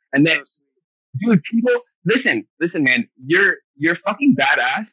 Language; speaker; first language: English; native; English